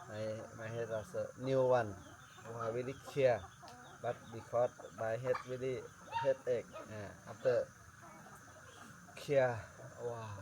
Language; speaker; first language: English; non-native, learner; Thai